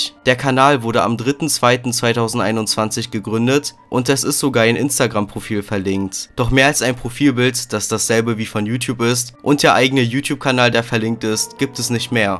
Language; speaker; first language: German; native; German